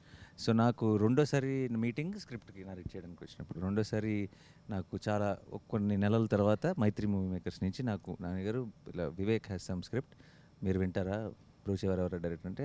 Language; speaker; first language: Telugu; native; Telugu